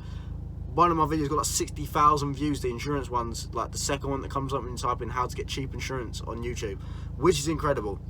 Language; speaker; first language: English; native; English